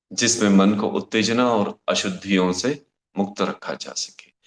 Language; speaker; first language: Hindi; non-native, local second language; Kannada